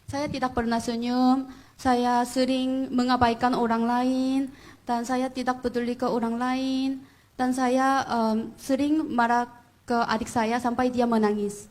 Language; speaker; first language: Indonesian; non-native, fluent; Korean